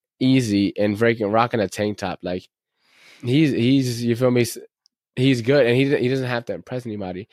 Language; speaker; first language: English; native; English